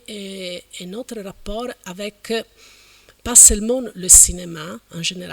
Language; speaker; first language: French; non-native, fluent; Italian